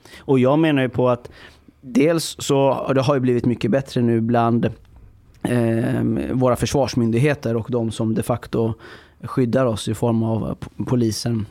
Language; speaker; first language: Swedish; early bilingual, other home language; Persian